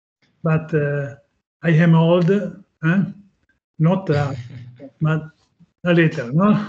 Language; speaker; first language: English; non-native, learner; Italian